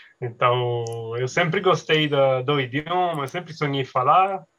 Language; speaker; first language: Portuguese; non-native, learner; Italian